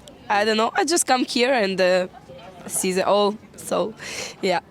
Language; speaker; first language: English; non-native, learner; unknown